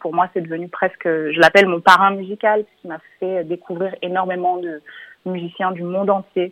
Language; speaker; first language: French; native; French